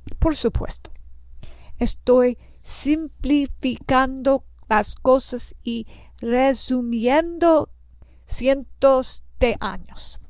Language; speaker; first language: Spanish; non-native, learner; English